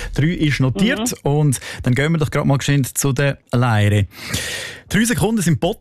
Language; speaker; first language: German; native; German